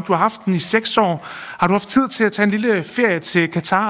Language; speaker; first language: Danish; native; Danish